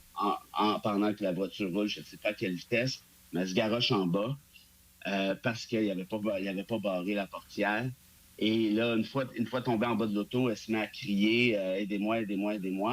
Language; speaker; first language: French; native; French